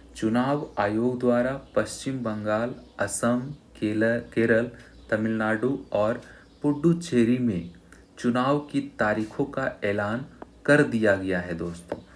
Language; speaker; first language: Hindi; native; Hindi